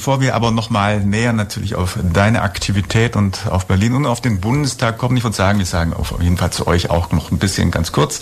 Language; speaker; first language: German; native; German